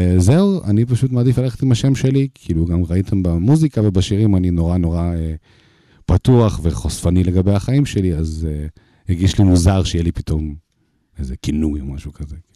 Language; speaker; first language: Hebrew; early bilingual, other home language; Russian